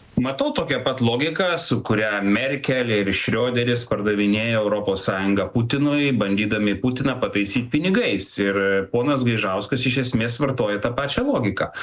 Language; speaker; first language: Lithuanian; native; Lithuanian